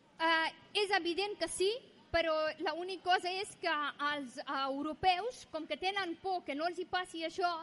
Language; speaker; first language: Catalan; non-native, fluent; Persian